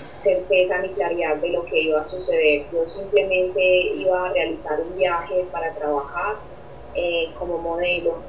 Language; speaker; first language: Spanish; native; Spanish